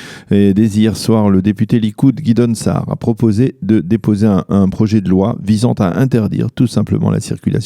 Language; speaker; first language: French; native; French